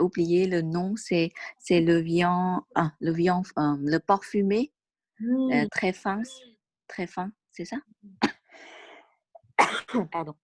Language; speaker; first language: French; non-native, learner; Vietnamese